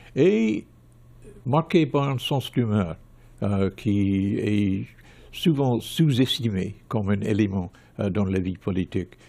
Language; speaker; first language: French; non-native, fluent; English